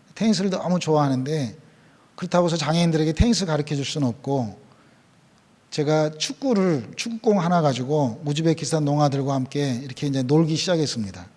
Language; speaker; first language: Korean; native; Korean